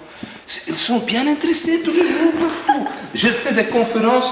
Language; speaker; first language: French; non-native, local second language; Dutch